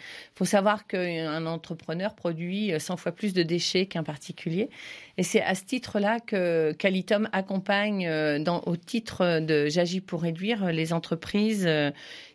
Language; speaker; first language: French; native; French